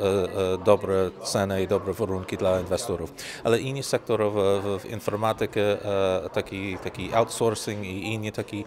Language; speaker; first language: Polish; non-native, learner; English